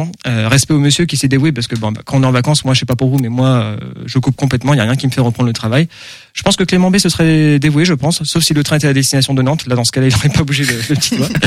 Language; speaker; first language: French; native; French